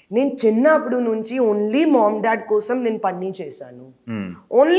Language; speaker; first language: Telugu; non-native, learner; Hindi